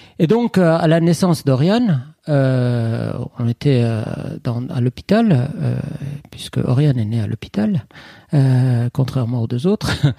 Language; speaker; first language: French; non-native, fluent; Persian